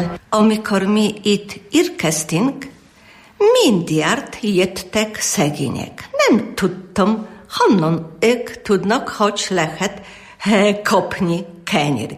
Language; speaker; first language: Hungarian; non-native, learner; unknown